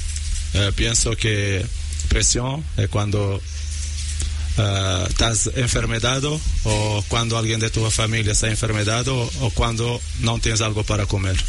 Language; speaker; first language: Spanish; non-native, learner; Portuguese